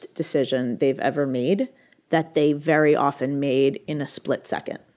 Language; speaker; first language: English; native; English